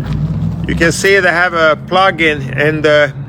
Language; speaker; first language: English; non-native, fluent; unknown